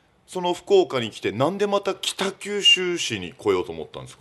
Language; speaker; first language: Japanese; native; Japanese